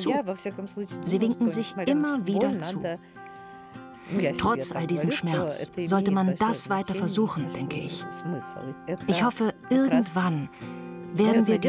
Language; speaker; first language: German; non-native, fluent; Russian